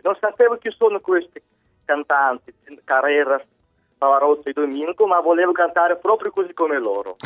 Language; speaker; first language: Italian; non-native, fluent; Belarusian